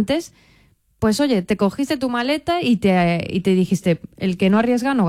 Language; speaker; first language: Spanish; native; Spanish